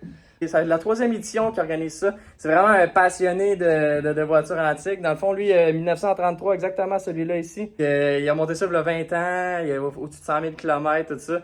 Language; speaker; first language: French; native; French